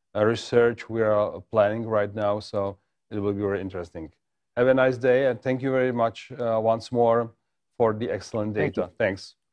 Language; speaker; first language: English; non-native, fluent; Czech